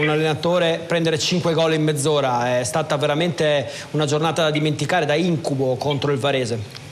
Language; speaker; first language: Italian; native; Italian